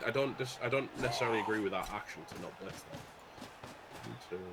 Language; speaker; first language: English; native; English